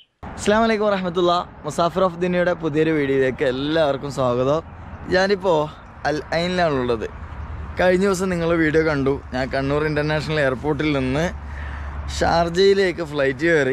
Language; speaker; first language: Malayalam; native; Malayalam